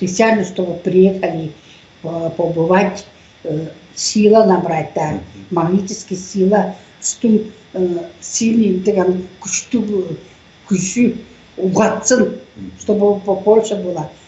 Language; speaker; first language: Russian; non-native, local second language; Tuvinian